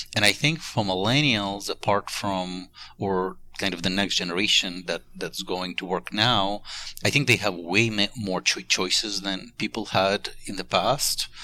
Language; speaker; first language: English; non-native, fluent; Ukrainian